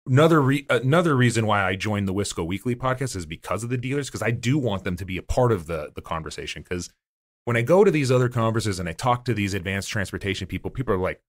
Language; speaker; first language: English; native; English